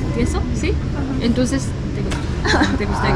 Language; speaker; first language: Spanish; non-native, learner; Korean